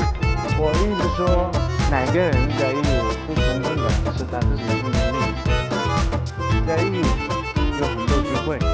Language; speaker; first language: Chinese; non-native, learner; Arabic